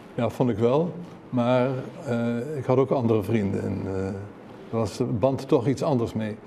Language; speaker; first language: Dutch; native; Dutch